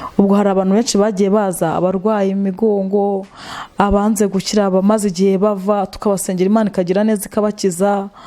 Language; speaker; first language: Kinyarwanda; native; Kinyarwanda